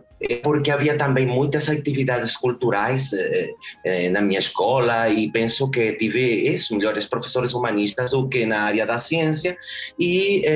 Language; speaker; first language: Portuguese; early bilingual, heritage; Spanish